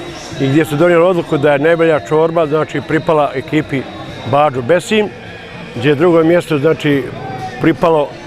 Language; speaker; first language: Bosnian; native; Bosnian